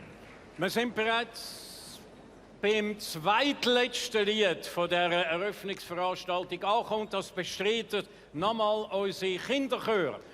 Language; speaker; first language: German; native; German